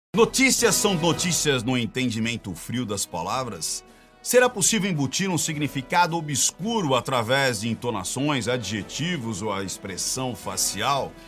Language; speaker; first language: Portuguese; native; Portuguese